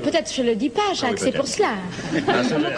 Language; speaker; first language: French; native; French